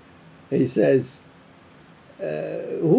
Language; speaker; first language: English; native; English